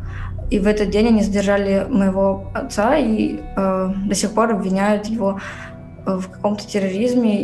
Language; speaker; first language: Russian; native; Russian